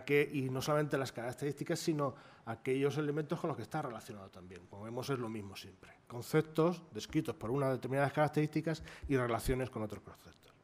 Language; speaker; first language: Spanish; native; Spanish